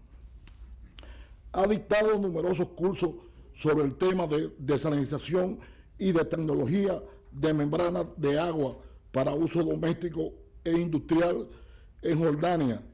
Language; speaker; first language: Spanish; native; Spanish